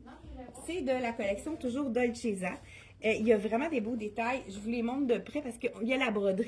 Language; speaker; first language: French; native; French